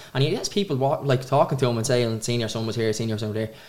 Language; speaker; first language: English; native; English